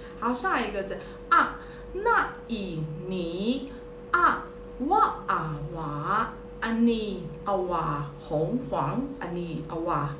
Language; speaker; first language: Chinese; early bilingual, heritage; Chinese